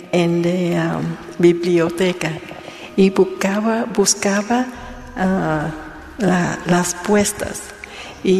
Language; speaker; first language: Spanish; non-native, learner; Vietnamese